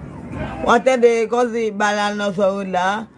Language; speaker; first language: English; non-native, learner; Haitian Creole